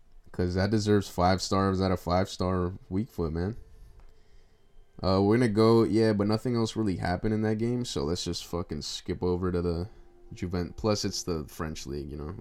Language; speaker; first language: English; early bilingual, other home language; Spanish